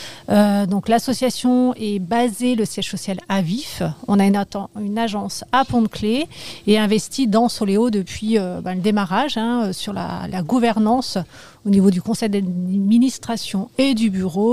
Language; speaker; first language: French; native; French